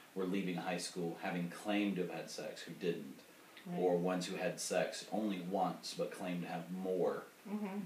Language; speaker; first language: English; native; English